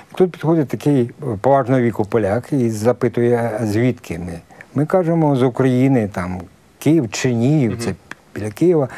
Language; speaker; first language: Ukrainian; native; Ukrainian